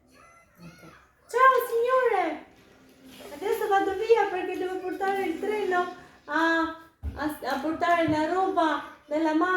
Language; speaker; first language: Italian; early bilingual, heritage; Albanian